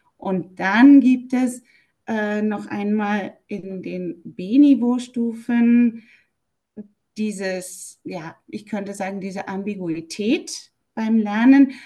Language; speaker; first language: German; native; German